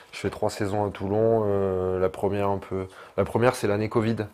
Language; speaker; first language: French; native; French